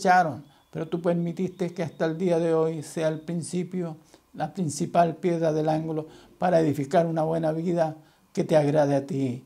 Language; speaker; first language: Spanish; native; Spanish